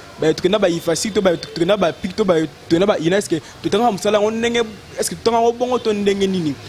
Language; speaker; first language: Lingala; native; Lingala